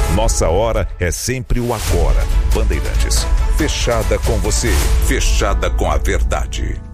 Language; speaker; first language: Portuguese; native; Portuguese